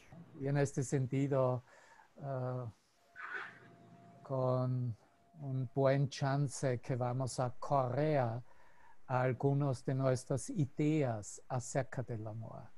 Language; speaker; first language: Spanish; non-native, fluent; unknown